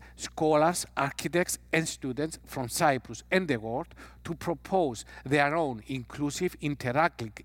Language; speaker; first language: English; non-native, fluent; Greek